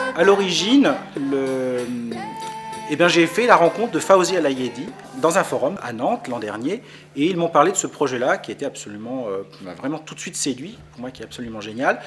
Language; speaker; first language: French; native; French